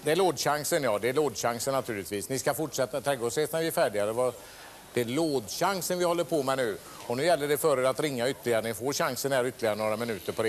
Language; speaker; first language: Swedish; native; Swedish